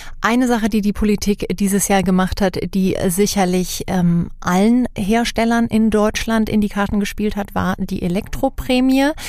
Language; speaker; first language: German; native; German